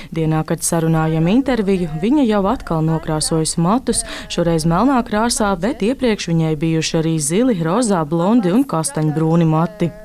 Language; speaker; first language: Latvian; native; Latvian